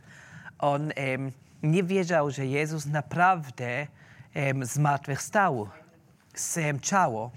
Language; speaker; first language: Polish; non-native, learner; German